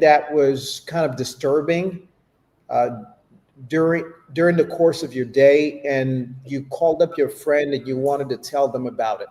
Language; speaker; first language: English; non-native, fluent; French